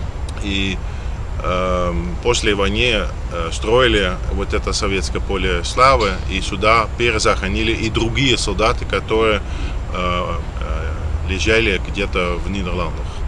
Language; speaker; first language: Russian; non-native, fluent; Dutch